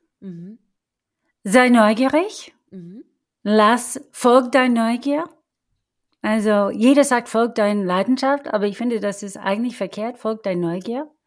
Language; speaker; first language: German; non-native, fluent; English